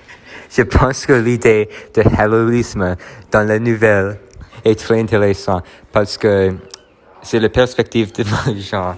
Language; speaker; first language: French; non-native, learner; English